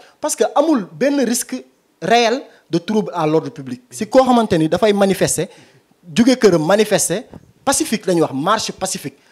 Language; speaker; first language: French; non-native, local second language; Wolof